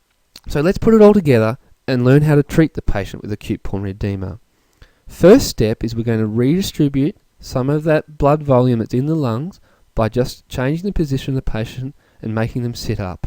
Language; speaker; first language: English; native; English